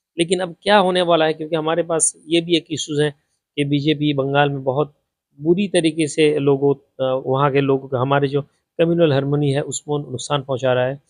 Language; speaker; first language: Urdu; non-native, local second language; Bangla